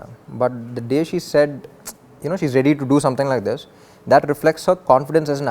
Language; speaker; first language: Telugu; native; Telugu